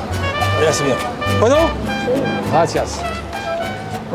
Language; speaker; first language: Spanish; non-native, learner; French